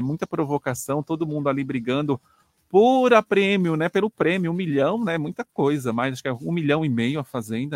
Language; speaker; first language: Portuguese; native; Portuguese